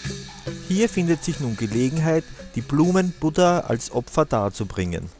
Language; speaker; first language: German; native; German